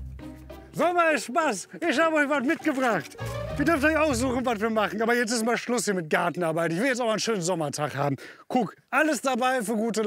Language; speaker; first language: German; native; German